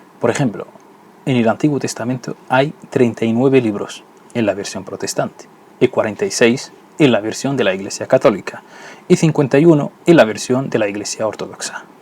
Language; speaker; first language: Spanish; non-native, fluent; Arabic